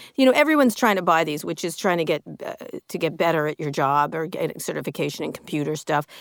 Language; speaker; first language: English; native; English